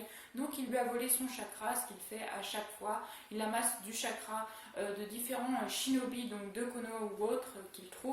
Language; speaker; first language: French; native; French